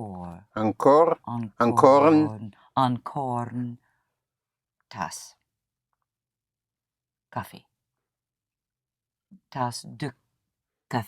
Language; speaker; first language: French; non-native, learner; English